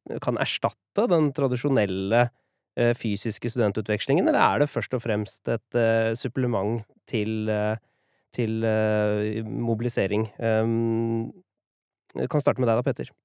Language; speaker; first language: Norwegian; native; Norwegian